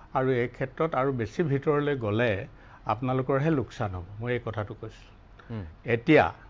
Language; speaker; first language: Assamese; native; Assamese